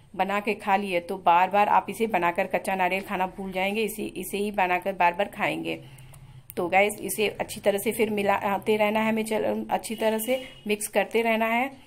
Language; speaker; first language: Hindi; native; Hindi